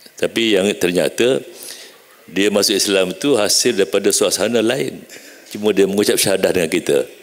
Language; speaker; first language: Malay; native; Malay